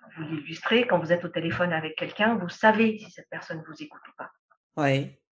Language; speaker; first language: French; non-native, local second language; Arabic